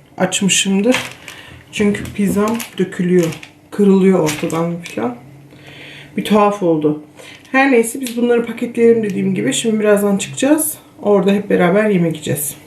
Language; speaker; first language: Turkish; early bilingual, heritage; Turkish